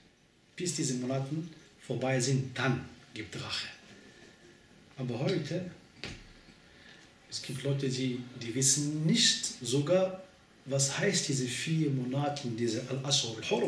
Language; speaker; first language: German; non-native, fluent; Arabic